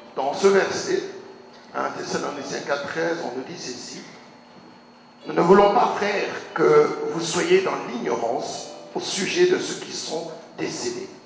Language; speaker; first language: French; non-native, local second language; Lingala